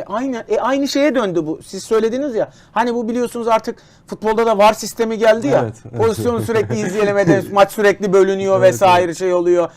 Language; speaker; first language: Turkish; native; Turkish